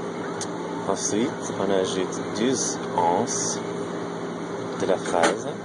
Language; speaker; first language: French; non-native, learner; English